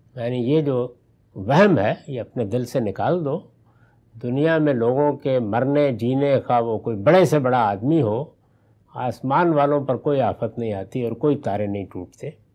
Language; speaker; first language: Urdu; non-native, local second language; Punjabi